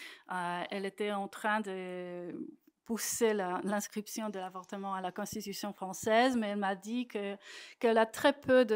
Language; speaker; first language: French; non-native, fluent; Polish